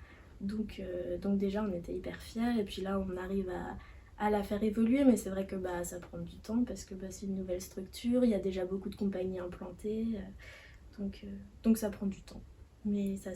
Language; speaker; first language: French; native; French